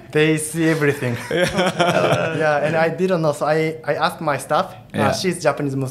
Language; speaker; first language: English; non-native, fluent; Japanese